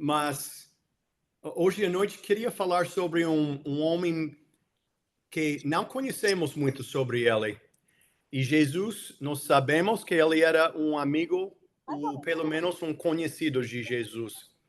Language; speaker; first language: Portuguese; non-native, fluent; English